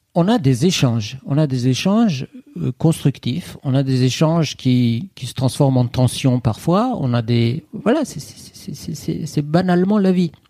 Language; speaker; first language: French; non-native, fluent; Persian